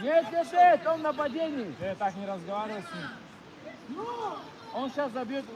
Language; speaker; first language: Russian; non-native, local second language; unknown